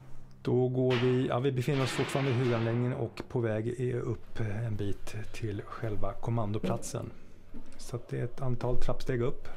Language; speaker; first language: Swedish; native; Swedish